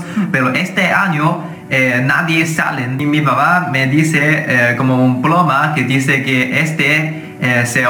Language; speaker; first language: Spanish; non-native, learner; Chinese